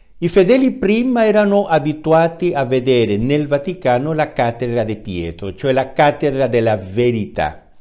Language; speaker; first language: Italian; non-native, fluent; Spanish